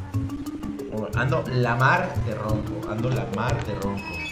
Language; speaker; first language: Spanish; native; Spanish